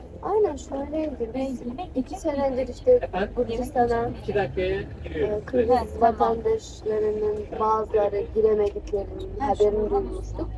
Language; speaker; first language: Turkish; non-native, fluent; Kyrgyz